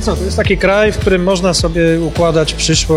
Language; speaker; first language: Polish; native; Polish